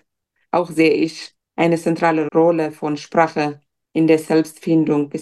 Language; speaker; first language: German; non-native, fluent; Tigrinya